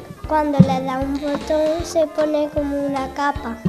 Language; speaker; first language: Spanish; native; Spanish